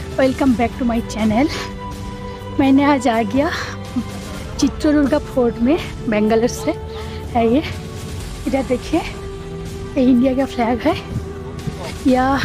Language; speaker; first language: Hindi; non-native, local second language; Bangla